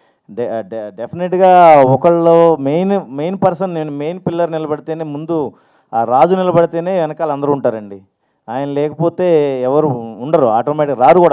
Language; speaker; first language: Telugu; native; Telugu